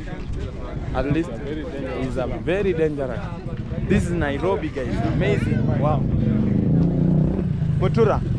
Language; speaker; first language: English; non-native, learner; Swahili